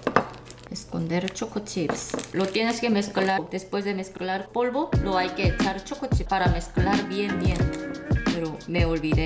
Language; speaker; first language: Spanish; non-native, fluent; Korean